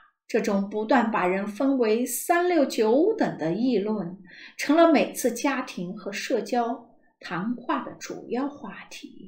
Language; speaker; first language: Chinese; native; Chinese